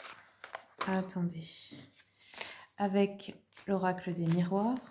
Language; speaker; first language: French; native; French